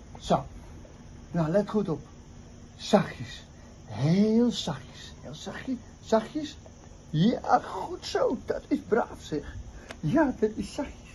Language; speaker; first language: Dutch; native; Dutch